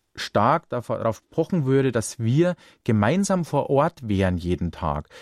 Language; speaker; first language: German; native; German